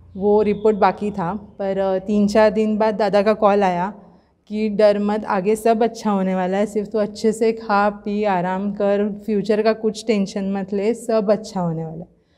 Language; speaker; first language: Hindi; non-native, local second language; Marathi